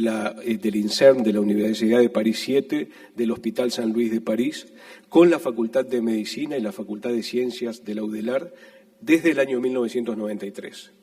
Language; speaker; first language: Spanish; native; Spanish